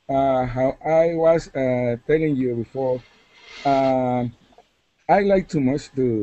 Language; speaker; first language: English; non-native, learner; Spanish